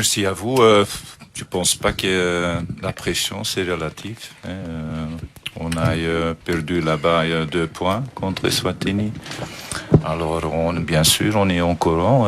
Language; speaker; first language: French; non-native, fluent; Dutch